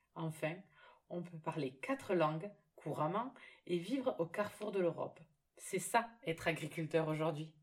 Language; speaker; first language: French; native; French